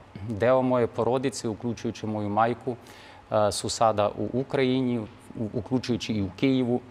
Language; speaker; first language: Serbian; non-native, fluent; Ukrainian